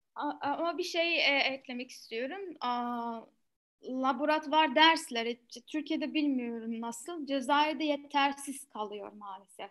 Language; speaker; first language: Turkish; non-native, fluent; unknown